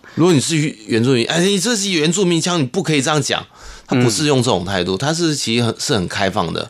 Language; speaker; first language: Chinese; non-native, local second language; Hakka Chinese